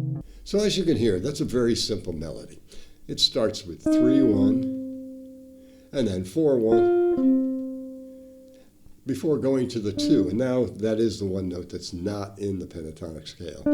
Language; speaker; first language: English; native; English